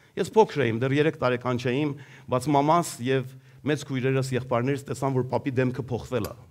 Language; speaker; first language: Armenian; early bilingual, heritage; Armenian